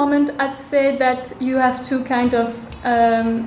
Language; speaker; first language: English; non-native, fluent; French